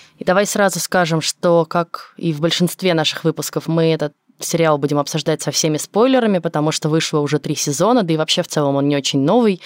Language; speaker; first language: Russian; native; Russian